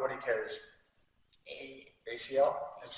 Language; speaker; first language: English; native; English